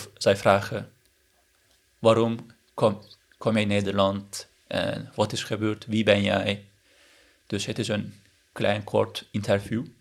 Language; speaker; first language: Dutch; non-native, learner; Turkish